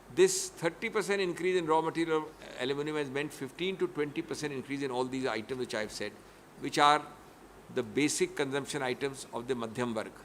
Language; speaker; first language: English; non-native, local second language; Hindi